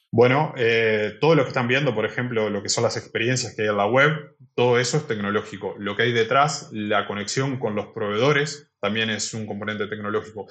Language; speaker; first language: Spanish; native; Spanish